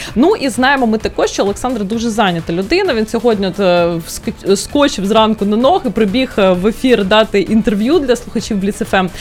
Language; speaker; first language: Ukrainian; native; Ukrainian